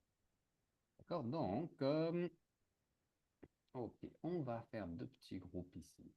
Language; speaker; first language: French; native; French